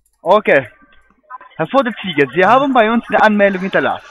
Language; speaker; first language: German; non-native, fluent; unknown